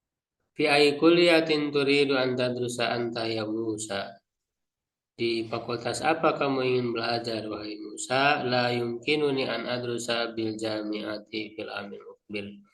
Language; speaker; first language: Arabic; non-native, fluent; Indonesian